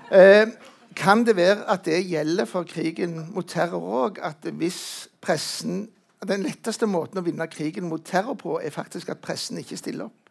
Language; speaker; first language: Norwegian; native; Norwegian